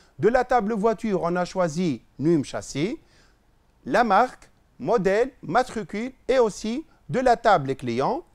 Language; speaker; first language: French; non-native, local second language; Arabic